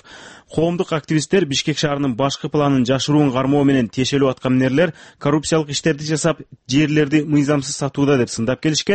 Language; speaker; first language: Kyrgyz; native; Kyrgyz